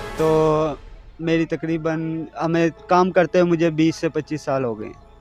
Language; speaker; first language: Urdu; non-native, local second language; Punjabi